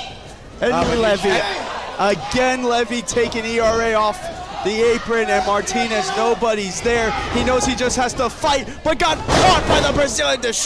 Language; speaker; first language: English; native; English